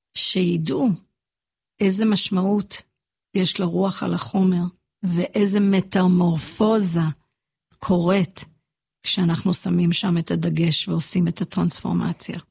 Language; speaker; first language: Hebrew; early bilingual, other home language; English